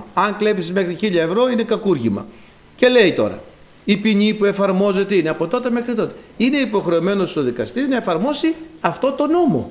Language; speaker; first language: Greek; native; Greek